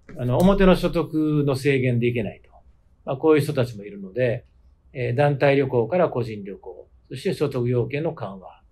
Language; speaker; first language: Japanese; native; Japanese